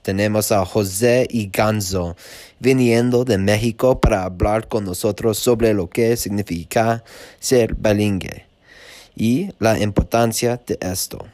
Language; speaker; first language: Spanish; non-native, learner; English